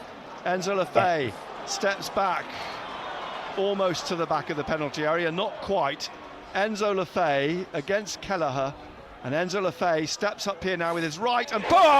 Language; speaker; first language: English; native; English